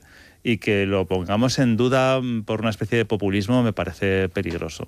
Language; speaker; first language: Spanish; native; Spanish